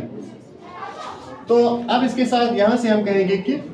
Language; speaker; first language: Hindi; non-native, local second language; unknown